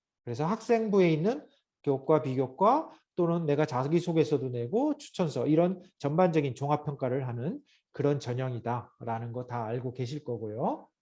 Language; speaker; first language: Korean; native; Korean